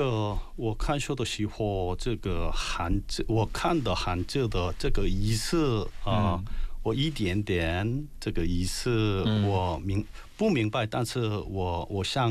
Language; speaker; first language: Chinese; non-native, learner; Korean